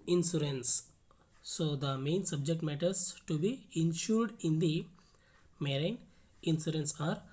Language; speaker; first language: English; non-native, local second language; Kannada